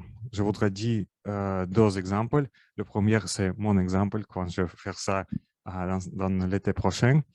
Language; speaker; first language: French; non-native, learner; Russian